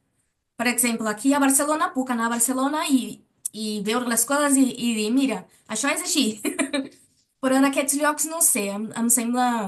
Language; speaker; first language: Catalan; non-native, learner; Portuguese